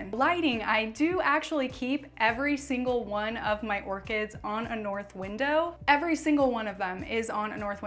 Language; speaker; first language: English; native; English